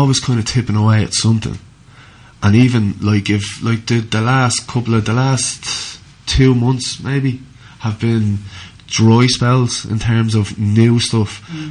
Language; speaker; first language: English; native; English